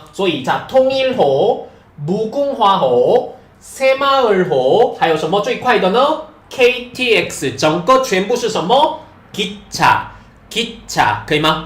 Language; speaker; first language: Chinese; non-native, fluent; Korean